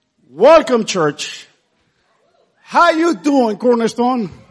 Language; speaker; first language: English; non-native, fluent; Spanish